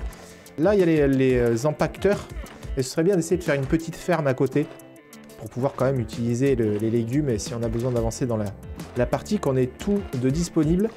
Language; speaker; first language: French; native; French